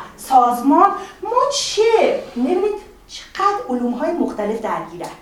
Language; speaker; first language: Persian; native; Persian